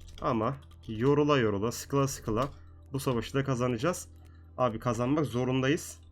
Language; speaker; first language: Turkish; native; Turkish